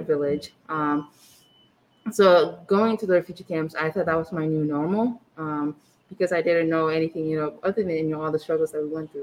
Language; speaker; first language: English; early bilingual, other home language; Arabic